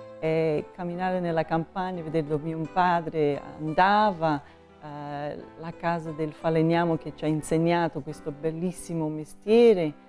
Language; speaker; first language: Italian; early bilingual, heritage; Italian